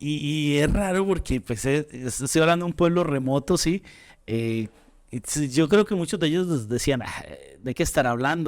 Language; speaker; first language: Spanish; native; Spanish